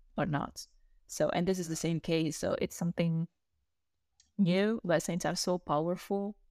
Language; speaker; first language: English; non-native, fluent; Italian